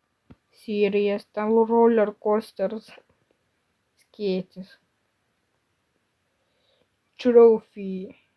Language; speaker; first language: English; non-native, learner; Lithuanian